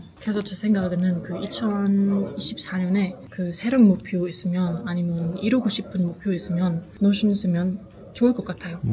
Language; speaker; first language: Korean; non-native, learner; German